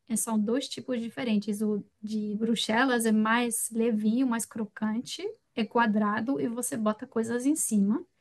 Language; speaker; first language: Portuguese; non-native, fluent; French